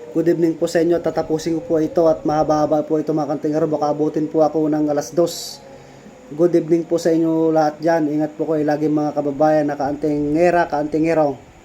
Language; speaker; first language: Filipino; non-native, local second language; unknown